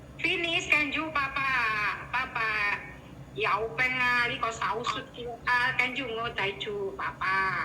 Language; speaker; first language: Cantonese; non-native, learner; Indonesian